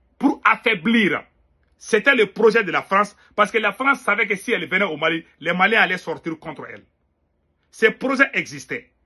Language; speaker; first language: French; non-native, local second language; Bambara